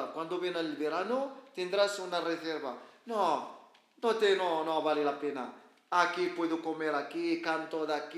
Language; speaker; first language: Spanish; non-native, learner; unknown